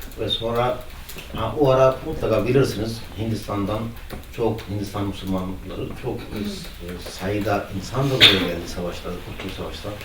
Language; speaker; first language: Turkish; non-native, fluent; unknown